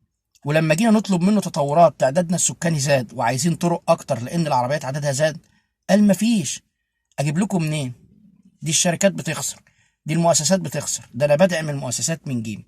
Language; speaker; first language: Arabic; native; Arabic